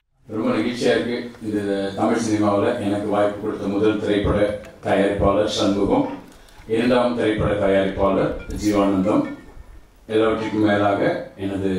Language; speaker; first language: Tamil; native; Tamil